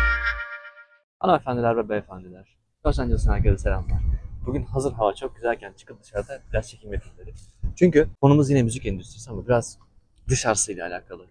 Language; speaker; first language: Turkish; native; Turkish